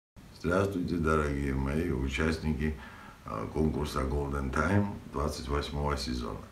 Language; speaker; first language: Russian; non-native, fluent; Georgian